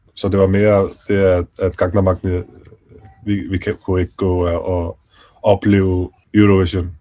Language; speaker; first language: Danish; early bilingual, other home language; Icelandic